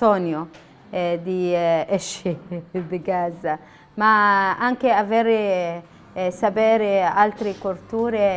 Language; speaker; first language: Italian; non-native, learner; Arabic